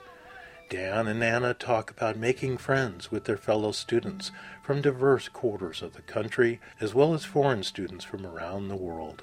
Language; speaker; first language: English; native; English